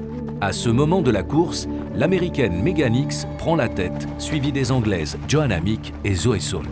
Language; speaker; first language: French; native; French